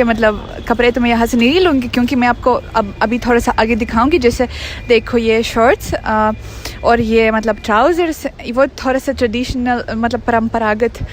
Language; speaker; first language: Hindi; non-native, fluent; Russian